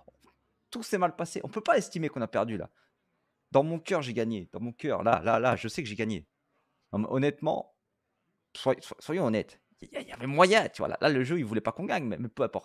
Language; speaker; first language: French; native; French